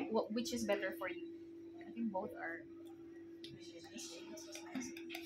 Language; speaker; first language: English; non-native, local second language; Filipino